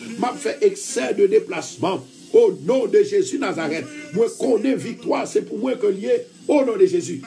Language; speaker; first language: French; non-native, local second language; Haitian Creole